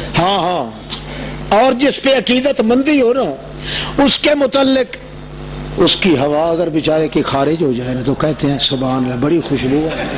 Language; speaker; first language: Urdu; non-native, local second language; Saraiki